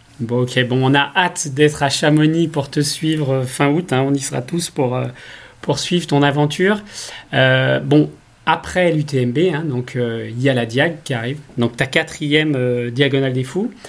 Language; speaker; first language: French; native; French